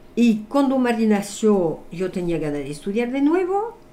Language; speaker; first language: Spanish; non-native, fluent; French